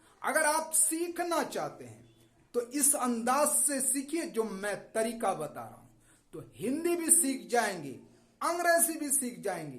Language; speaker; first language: Hindi; native; Hindi